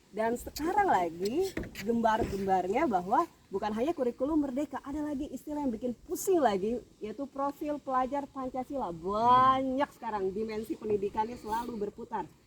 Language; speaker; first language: Indonesian; native; Indonesian